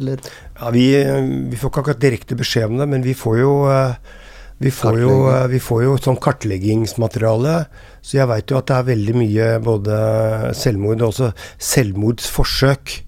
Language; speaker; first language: Norwegian; native; Norwegian